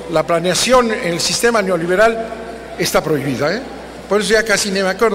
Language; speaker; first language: Spanish; native; Spanish